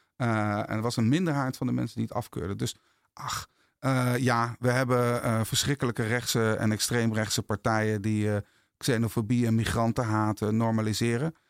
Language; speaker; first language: Dutch; native; Dutch